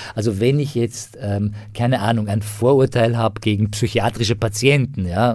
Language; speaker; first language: German; non-native, fluent; Persian